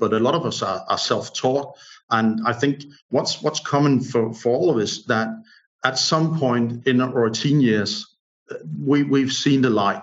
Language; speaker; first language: English; non-native, fluent; Danish